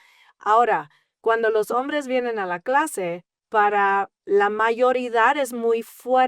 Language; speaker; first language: Spanish; early bilingual, heritage; English